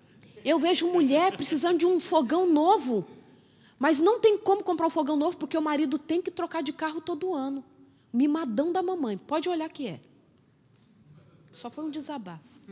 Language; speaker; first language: Portuguese; native; Portuguese